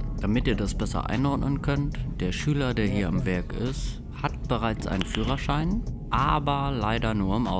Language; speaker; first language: German; native; German